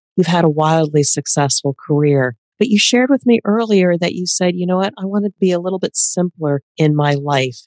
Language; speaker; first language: English; native; English